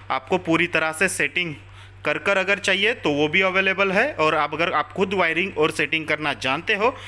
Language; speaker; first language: Hindi; non-native, local second language; Marathi